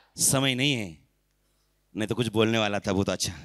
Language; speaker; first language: Hindi; non-native, local second language; Marathi